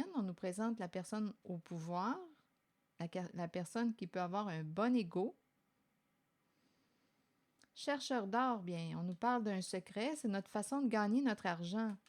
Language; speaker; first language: French; native; French